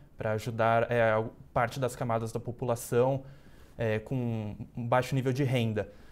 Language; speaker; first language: Portuguese; native; Portuguese